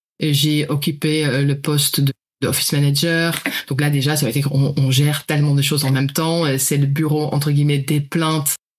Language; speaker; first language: French; non-native, fluent; Dutch